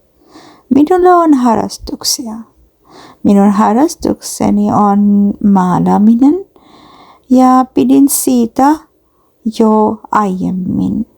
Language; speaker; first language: Finnish; non-native, learner; Bangla